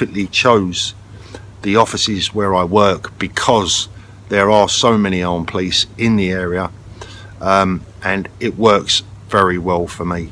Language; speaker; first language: English; native; English